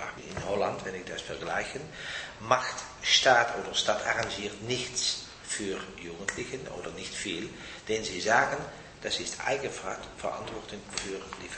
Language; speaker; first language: German; non-native, fluent; Dutch